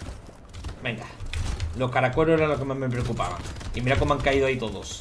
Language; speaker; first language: Spanish; native; Spanish